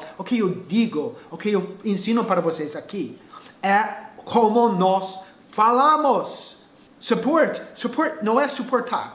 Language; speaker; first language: Portuguese; non-native, fluent; English